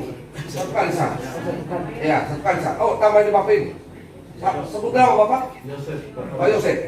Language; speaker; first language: Indonesian; native; Indonesian